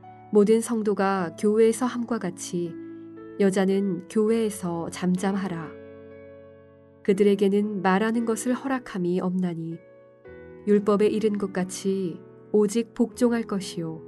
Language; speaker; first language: Korean; native; Korean